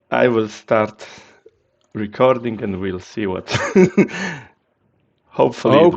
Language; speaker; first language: English; non-native, fluent; Polish